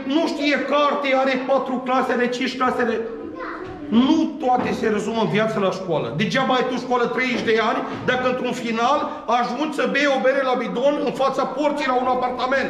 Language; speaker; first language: Romanian; non-native, local second language; Romany